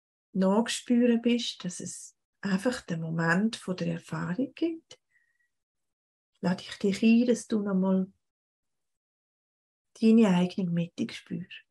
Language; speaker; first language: German; native; German